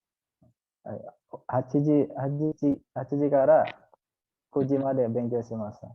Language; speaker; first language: Japanese; non-native, learner; Indonesian